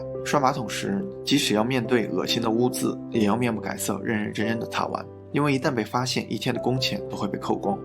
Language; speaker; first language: Chinese; native; Chinese